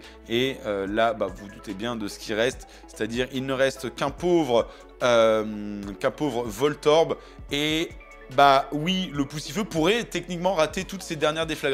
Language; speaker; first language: French; native; French